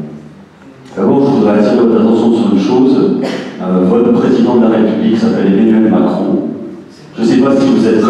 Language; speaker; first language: French; native; French